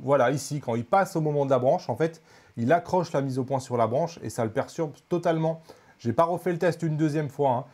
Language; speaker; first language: French; native; French